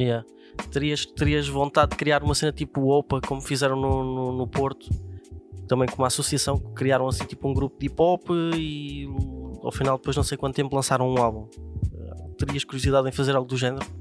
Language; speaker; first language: Portuguese; native; Portuguese